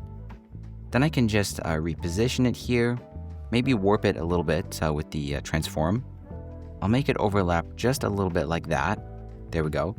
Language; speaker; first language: English; native; English